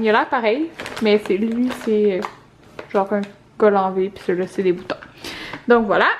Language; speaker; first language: French; native; French